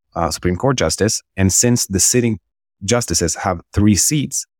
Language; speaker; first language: English; non-native, fluent; Hebrew